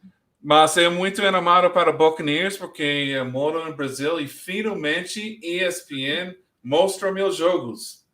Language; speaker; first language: Portuguese; non-native, learner; English